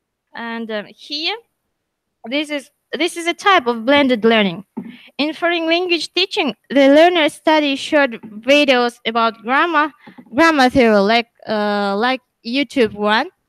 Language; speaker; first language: English; non-native, learner; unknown